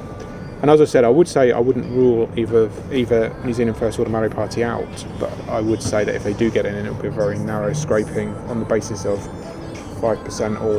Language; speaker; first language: English; native; English